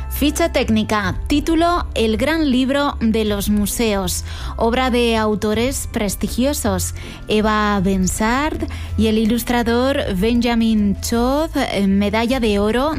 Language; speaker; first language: Spanish; native; Spanish